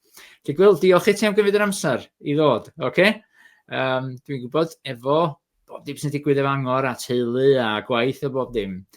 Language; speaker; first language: Welsh; native; Welsh